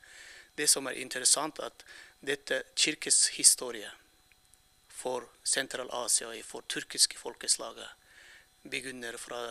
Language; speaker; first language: Norwegian; non-native, fluent; Turkmen